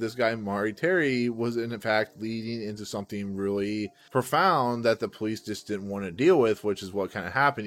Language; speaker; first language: English; native; English